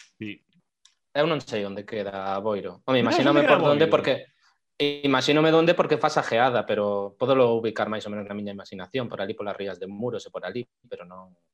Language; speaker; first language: Galician; non-native, local second language; Spanish